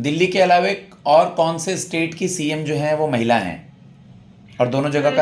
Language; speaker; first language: Hindi; native; Hindi